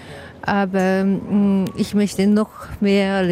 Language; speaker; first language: German; non-native, learner; Japanese